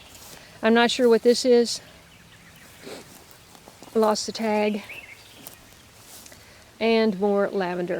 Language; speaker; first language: English; native; English